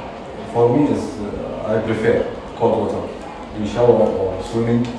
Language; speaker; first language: English; non-native, learner; Arabic